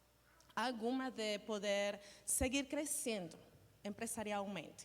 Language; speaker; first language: Portuguese; non-native, learner; Spanish